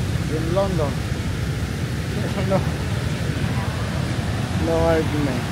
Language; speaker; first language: English; non-native, fluent; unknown